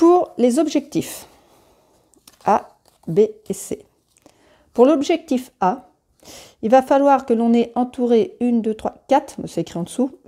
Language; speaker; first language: French; native; French